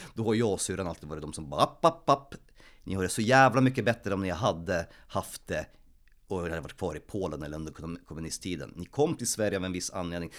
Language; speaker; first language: Swedish; early bilingual, other home language; Polish